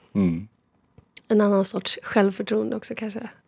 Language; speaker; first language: Swedish; native; Swedish